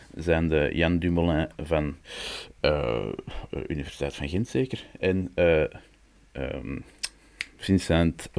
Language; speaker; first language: Dutch; native; Dutch